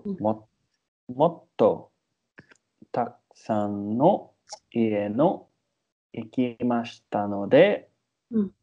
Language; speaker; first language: Japanese; non-native, learner; English